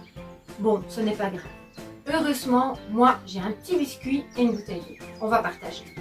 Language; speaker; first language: French; native; French